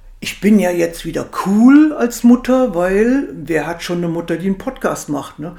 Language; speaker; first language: German; native; German